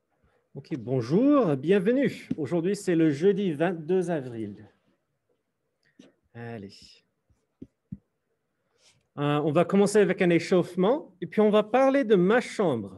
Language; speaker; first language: French; non-native, fluent; English